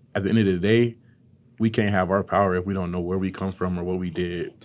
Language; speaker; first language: English; native; English